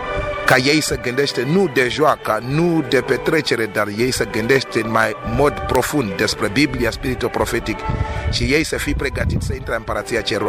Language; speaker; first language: Romanian; non-native, learner; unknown